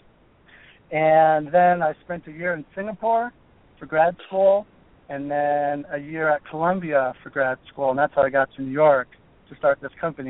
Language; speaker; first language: English; native; English